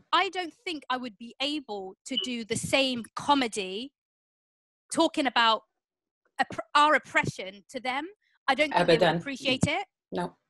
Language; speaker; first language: English; native; English